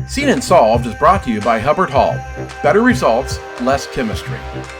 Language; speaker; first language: English; native; English